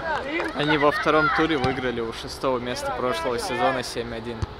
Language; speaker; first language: Russian; native; Russian